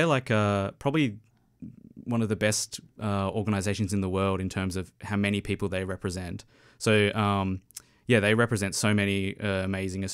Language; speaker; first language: English; native; English